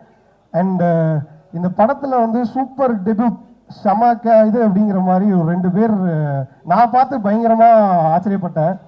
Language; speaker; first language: Tamil; native; Tamil